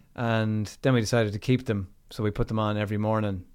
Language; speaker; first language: English; native; English